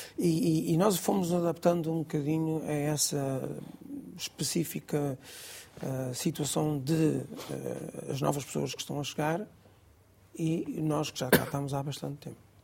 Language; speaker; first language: Portuguese; non-native, local second language; Gujarati